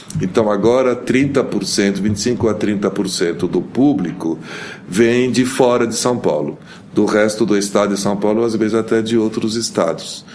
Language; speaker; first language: Portuguese; early bilingual, heritage; Portuguese